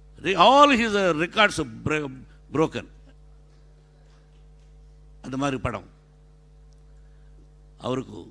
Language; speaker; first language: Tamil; non-native, learner; Telugu